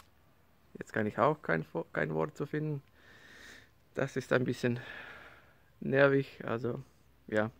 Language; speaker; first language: German; non-native, learner; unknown